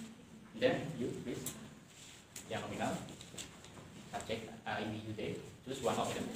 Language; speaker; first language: English; non-native, fluent; Indonesian